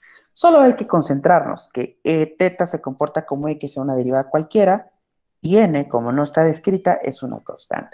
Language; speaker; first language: Spanish; native; Spanish